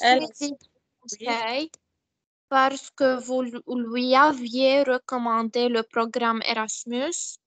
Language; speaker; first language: French; non-native, learner; Arabic